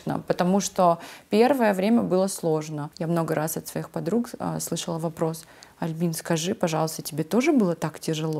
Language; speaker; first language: Russian; non-native, local second language; Ossetic